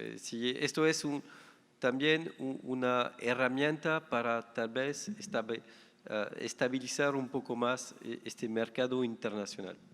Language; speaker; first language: Spanish; non-native, fluent; French